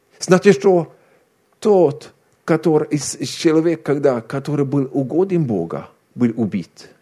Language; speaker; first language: Russian; non-native, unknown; Swedish